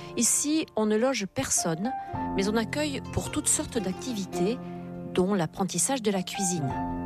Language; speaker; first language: French; native; French